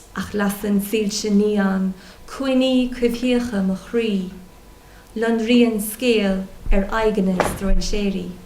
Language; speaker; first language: Irish; non-native, local second language; English